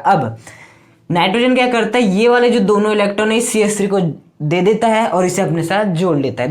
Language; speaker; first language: Hindi; native; Hindi